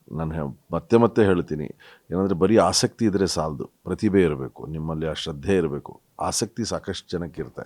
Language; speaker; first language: Kannada; native; Kannada